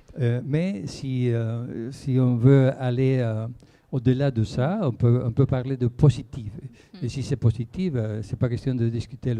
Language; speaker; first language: French; non-native, fluent; Spanish